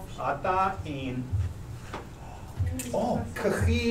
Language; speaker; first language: Hebrew; non-native, fluent; English